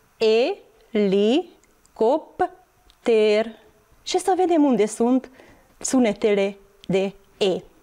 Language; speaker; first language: Romanian; non-native, local second language; Hungarian